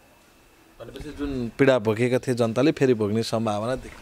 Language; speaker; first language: Nepali; native; Nepali